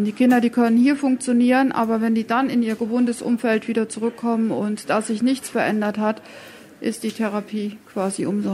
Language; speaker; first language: German; native; German